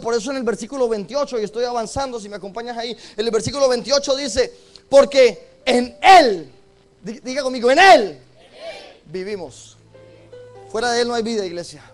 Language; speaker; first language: Spanish; native; Spanish